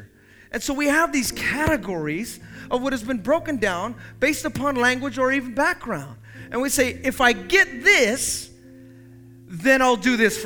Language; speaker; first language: English; native; English